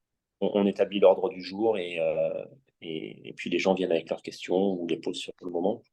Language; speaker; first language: French; native; French